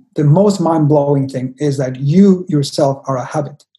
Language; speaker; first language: English; non-native, fluent; Spanish